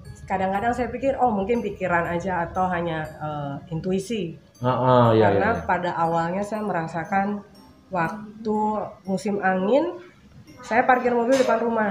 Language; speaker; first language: Indonesian; native; Indonesian